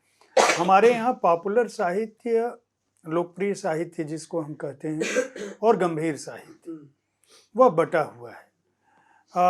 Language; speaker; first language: Hindi; native; Hindi